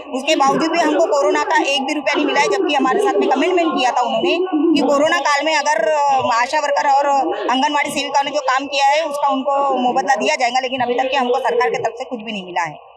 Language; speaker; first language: Hindi; non-native, local second language; Marathi